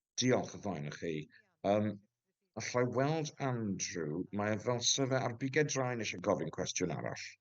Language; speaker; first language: Welsh; native; Welsh